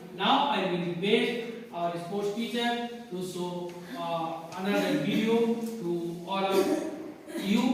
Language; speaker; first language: English; non-native, local second language; Hindi